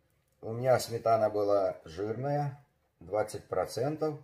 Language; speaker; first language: Russian; native; Russian